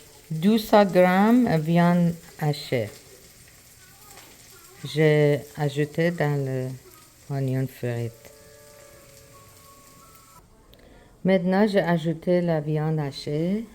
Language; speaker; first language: French; non-native, learner; Persian